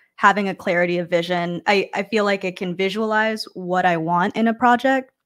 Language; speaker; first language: English; native; English